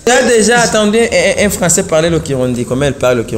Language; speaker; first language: French; non-native, local second language; Rundi